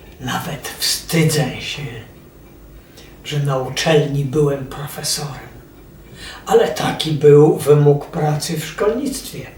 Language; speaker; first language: Polish; native; Polish